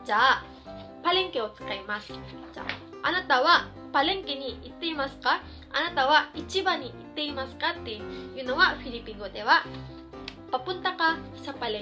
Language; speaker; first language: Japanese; non-native, fluent; Filipino